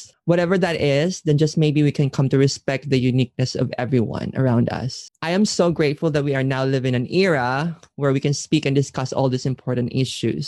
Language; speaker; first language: English; non-native, local second language; Filipino